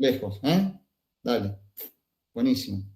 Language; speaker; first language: Spanish; native; Spanish